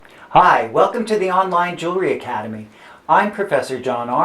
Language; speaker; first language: English; native; English